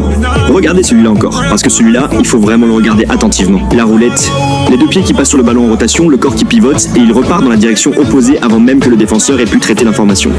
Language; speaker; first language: French; native; French